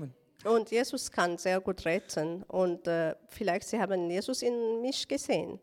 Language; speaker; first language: German; non-native, learner; Tigrinya